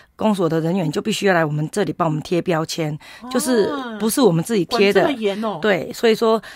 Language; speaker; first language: Chinese; native; Chinese